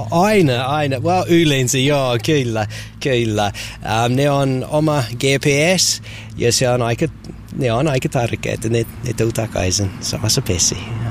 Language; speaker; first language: Finnish; non-native, learner; English